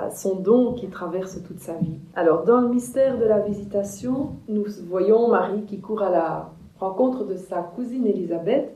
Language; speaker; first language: French; native; French